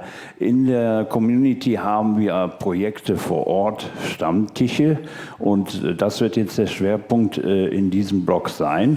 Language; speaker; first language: German; native; German